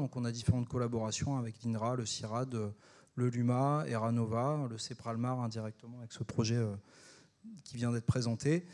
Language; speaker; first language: French; native; French